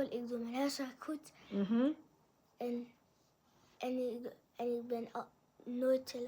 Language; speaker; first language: Dutch; early bilingual, other home language; French